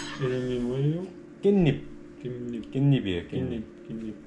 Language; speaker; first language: Korean; non-native, learner; German